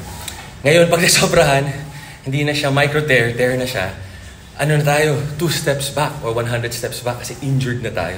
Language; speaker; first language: Filipino; native; Filipino